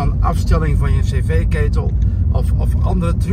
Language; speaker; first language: Dutch; native; Dutch